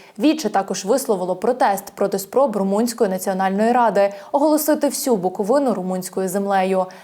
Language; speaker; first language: Ukrainian; native; Ukrainian